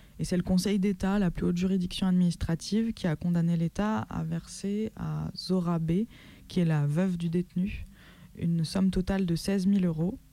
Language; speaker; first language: French; native; French